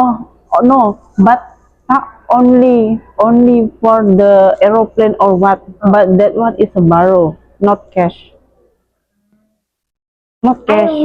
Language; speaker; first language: English; non-native, learner; Indonesian